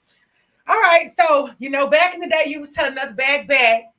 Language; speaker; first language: English; native; English